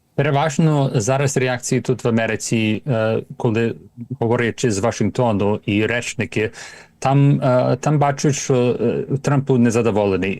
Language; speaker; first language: Ukrainian; early bilingual, heritage; Ukrainian